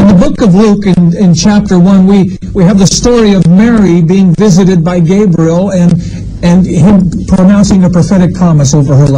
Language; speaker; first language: English; native; English